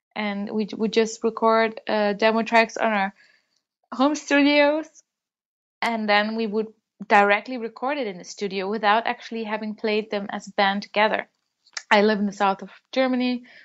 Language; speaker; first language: English; non-native, fluent; Dutch